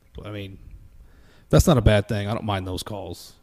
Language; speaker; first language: English; native; English